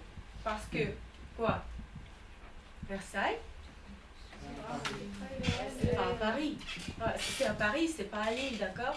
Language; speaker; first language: French; non-native, fluent; Russian